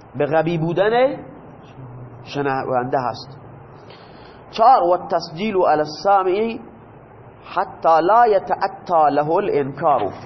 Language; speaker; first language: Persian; non-native, local second language; Baluchi